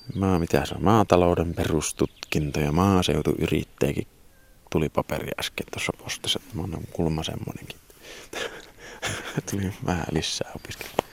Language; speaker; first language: Finnish; early bilingual, heritage; Finnish